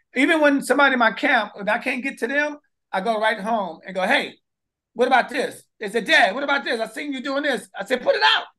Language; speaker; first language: English; native; English